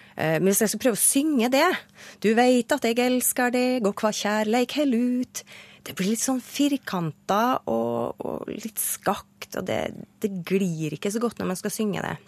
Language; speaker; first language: Norwegian; native; Norwegian